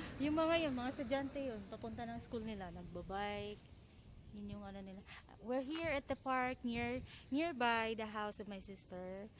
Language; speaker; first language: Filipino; non-native, local second language; Cebuano